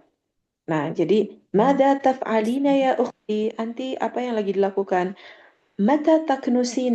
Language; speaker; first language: Indonesian; native; Indonesian